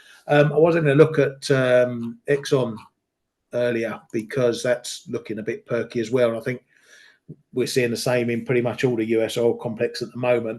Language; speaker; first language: English; native; English